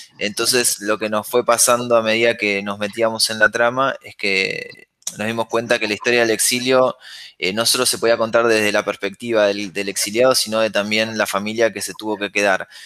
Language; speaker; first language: Spanish; native; Spanish